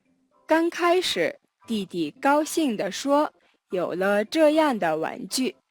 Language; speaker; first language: Chinese; non-native, learner; Mongolian